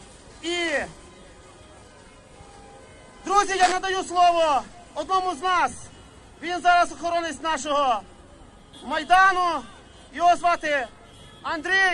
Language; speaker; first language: Ukrainian; native; Ukrainian